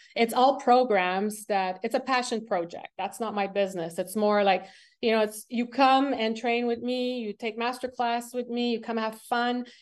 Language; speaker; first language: English; non-native, fluent; French